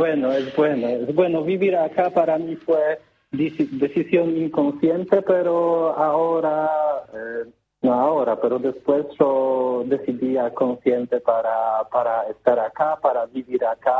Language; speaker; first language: Spanish; non-native, learner; Polish